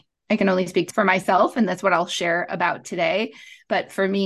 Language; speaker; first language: English; native; English